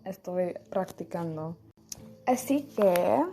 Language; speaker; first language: Spanish; non-native, learner; English